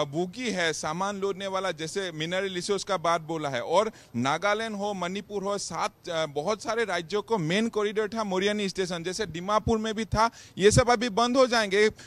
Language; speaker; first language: Hindi; non-native, local second language; Assamese